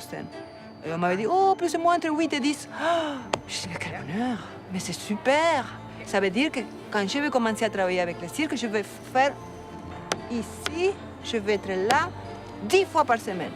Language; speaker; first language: French; non-native, fluent; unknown